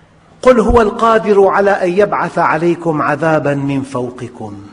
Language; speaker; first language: Arabic; native; Arabic